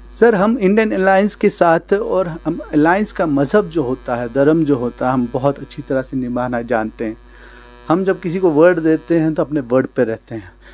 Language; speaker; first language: Hindi; non-native, local second language; Kashmiri